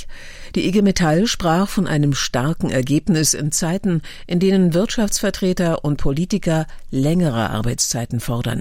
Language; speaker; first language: German; native; German